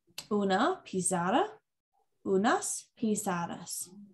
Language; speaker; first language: Spanish; non-native, learner; English